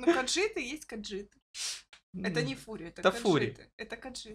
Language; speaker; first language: Russian; native; Russian